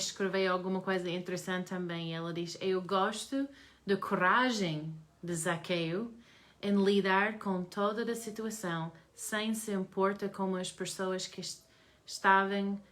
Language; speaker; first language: Portuguese; non-native, learner; English